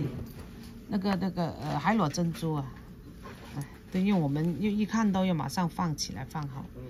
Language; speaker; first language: Chinese; non-native, local second language; Cantonese